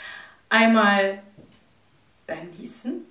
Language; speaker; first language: German; native; German